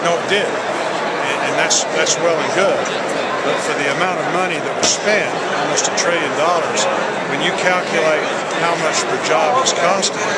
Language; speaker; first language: English; native; English